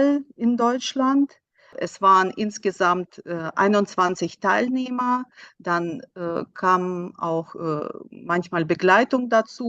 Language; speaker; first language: German; non-native, fluent; Russian